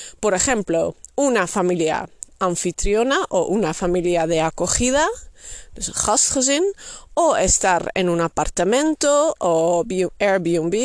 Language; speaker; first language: Spanish; non-native, fluent; Dutch